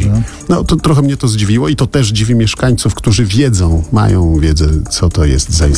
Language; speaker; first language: Polish; native; Polish